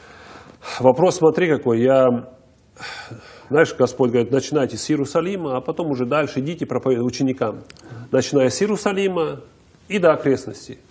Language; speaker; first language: Russian; native; Russian